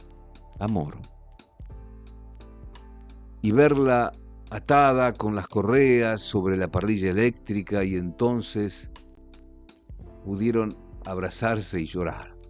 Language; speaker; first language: Spanish; native; Spanish